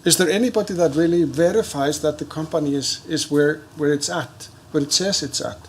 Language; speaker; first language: English; non-native, fluent; Icelandic